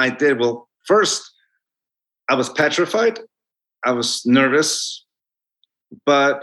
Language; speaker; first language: English; non-native, fluent; Spanish